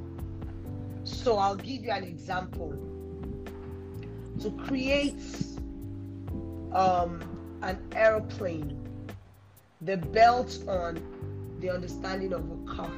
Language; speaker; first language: English; non-native, local second language; Yoruba